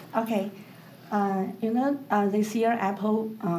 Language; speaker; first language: English; non-native, learner; Chinese